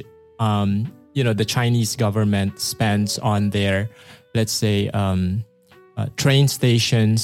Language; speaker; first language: English; non-native, local second language; Filipino